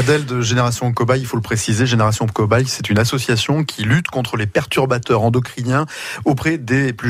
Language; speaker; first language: French; native; French